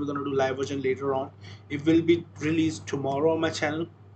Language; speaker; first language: English; non-native, local second language; Hindi